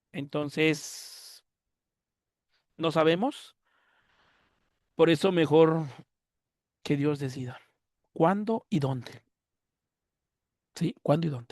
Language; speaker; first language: Spanish; native; Spanish